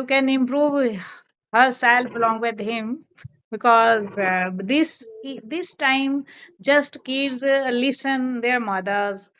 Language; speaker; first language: English; non-native, learner; Hindi